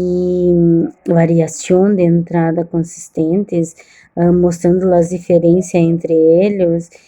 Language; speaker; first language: Spanish; non-native, learner; Portuguese